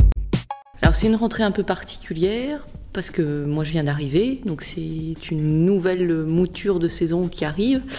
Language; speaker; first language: French; native; French